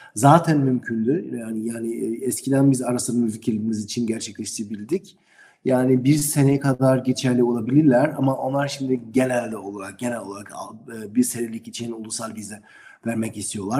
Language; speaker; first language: Turkish; non-native, learner; German